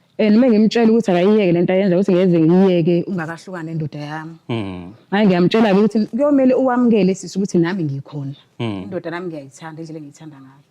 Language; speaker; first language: Zulu; native; Zulu